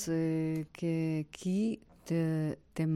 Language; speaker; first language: French; non-native, learner; Albanian